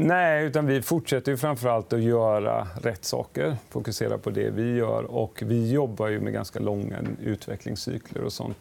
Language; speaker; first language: Swedish; native; Swedish